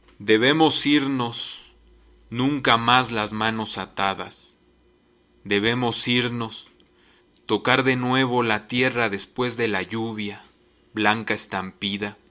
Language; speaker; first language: Spanish; native; Spanish